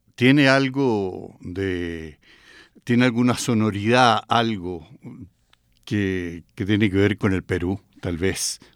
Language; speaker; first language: Spanish; native; Spanish